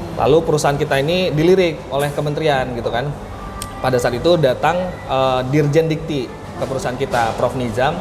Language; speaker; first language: Indonesian; native; Indonesian